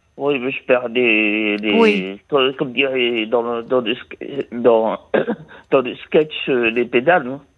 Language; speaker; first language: French; native; French